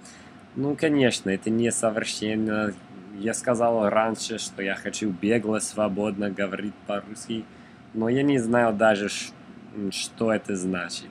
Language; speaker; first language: Russian; non-native, learner; English